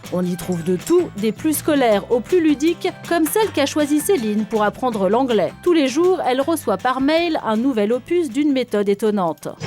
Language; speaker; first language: French; native; French